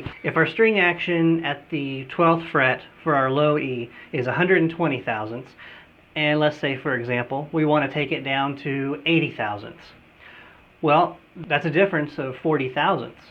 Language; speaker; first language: English; native; English